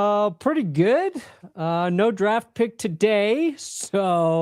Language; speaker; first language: English; native; English